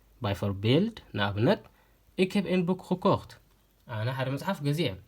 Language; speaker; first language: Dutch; non-native, fluent; Tigrinya